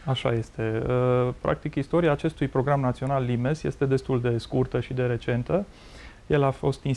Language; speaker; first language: Romanian; native; Romanian